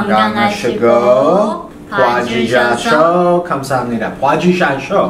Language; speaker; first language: Korean; non-native, learner; English